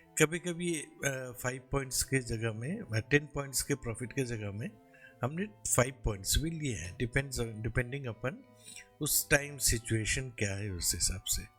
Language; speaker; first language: Hindi; non-native, local second language; Bangla